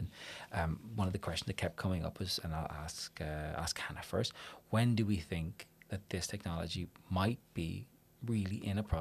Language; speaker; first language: English; native; English